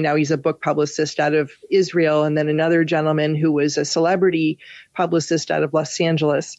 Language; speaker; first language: English; native; English